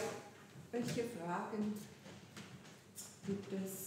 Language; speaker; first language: German; non-native, fluent; Ukrainian